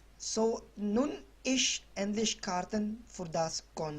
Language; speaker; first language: German; non-native, learner; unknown